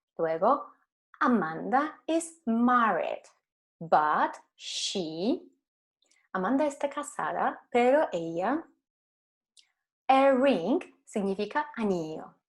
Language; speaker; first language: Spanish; non-native, fluent; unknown